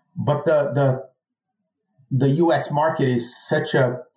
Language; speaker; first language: English; non-native, fluent; Portuguese